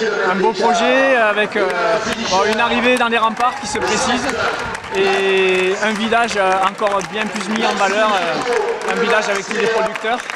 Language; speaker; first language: French; native; French